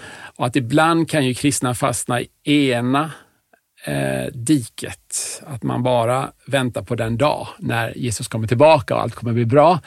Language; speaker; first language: Swedish; native; Swedish